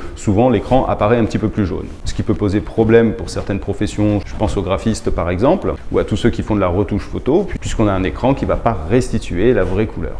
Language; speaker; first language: French; native; French